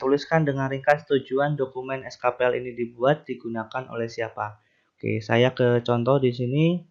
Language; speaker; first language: Indonesian; native; Indonesian